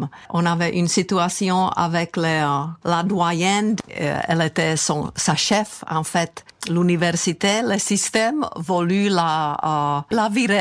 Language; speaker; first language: French; non-native, fluent; Czech